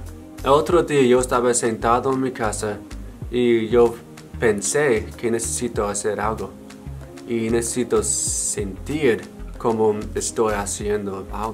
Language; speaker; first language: Spanish; non-native, learner; English